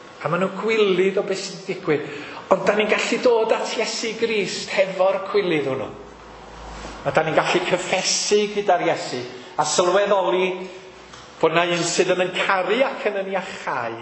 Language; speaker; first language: Welsh; native; Welsh